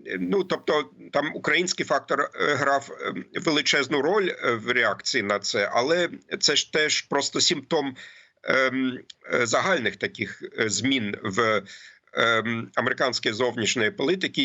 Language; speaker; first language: Ukrainian; non-native, fluent; German